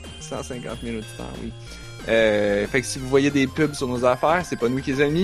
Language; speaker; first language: French; native; French